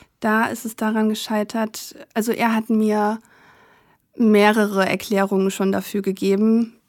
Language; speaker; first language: German; native; German